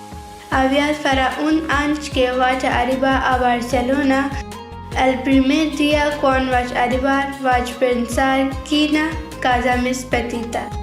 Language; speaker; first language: Catalan; non-native, learner; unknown